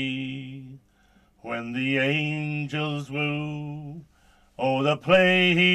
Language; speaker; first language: English; native; English